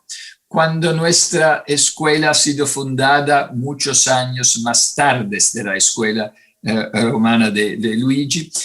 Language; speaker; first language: Spanish; non-native, fluent; Italian